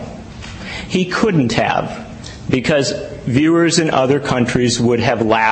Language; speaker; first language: English; native; English